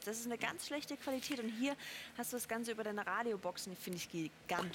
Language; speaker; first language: German; native; German